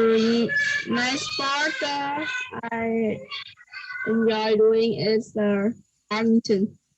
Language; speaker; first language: English; non-native, learner; Vietnamese